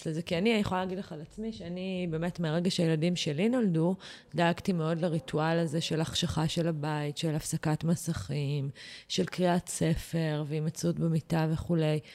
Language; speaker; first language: Hebrew; native; Hebrew